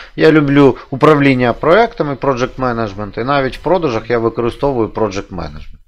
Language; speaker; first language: Ukrainian; native; Ukrainian